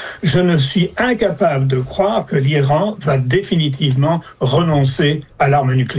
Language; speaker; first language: French; native; French